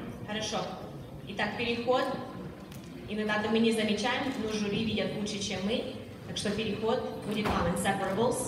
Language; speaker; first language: Russian; early bilingual, heritage; Russian